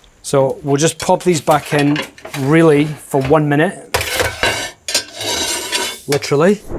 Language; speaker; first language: English; native; English